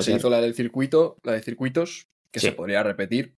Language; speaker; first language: Spanish; native; Spanish